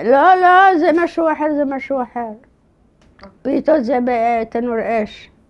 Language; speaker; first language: Hebrew; early bilingual, other home language; Arabic